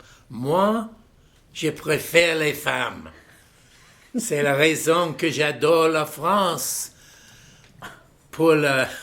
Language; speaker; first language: French; non-native, fluent; English